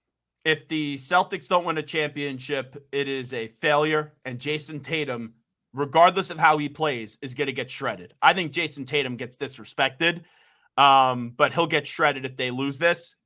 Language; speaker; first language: English; native; English